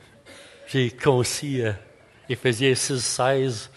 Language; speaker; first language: French; native; French